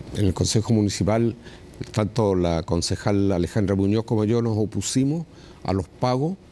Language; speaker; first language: Spanish; native; Spanish